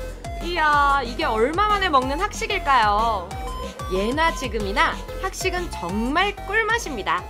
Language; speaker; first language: Korean; native; Korean